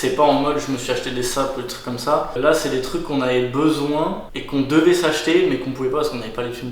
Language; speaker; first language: French; native; French